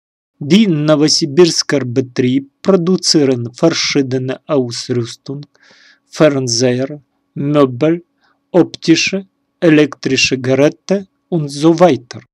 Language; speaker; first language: German; non-native, learner; Russian